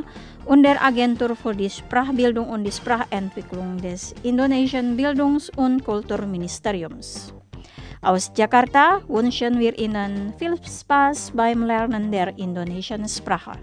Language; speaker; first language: German; non-native, fluent; Indonesian